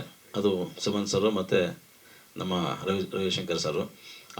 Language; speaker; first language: Kannada; native; Kannada